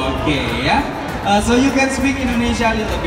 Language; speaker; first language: English; non-native, learner; Indonesian